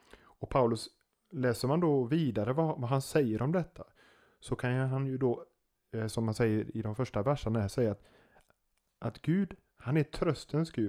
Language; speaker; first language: Swedish; native; Swedish